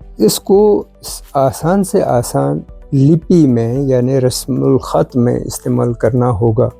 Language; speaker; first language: Urdu; non-native, local second language; Kashmiri